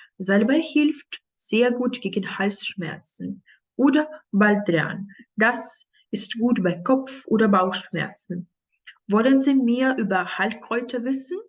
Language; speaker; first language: German; non-native, fluent; Ukrainian